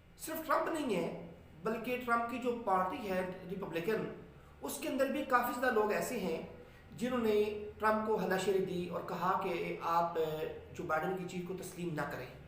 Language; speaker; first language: Urdu; non-native, local second language; Punjabi